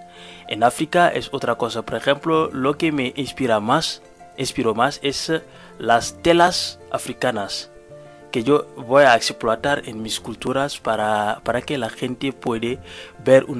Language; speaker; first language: Spanish; non-native, learner; Wolof